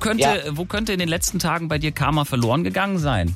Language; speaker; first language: German; native; German